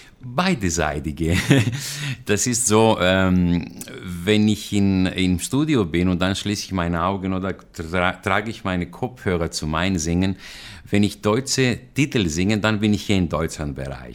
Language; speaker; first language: German; non-native, fluent; Greek